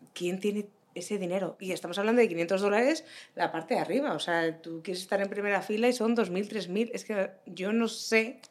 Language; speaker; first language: Spanish; native; Spanish